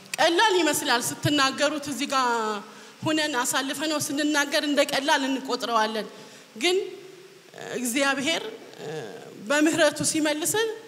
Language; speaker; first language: Amharic; native; Amharic